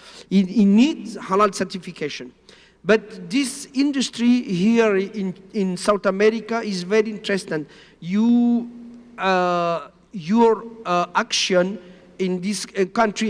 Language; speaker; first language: English; non-native, learner; Spanish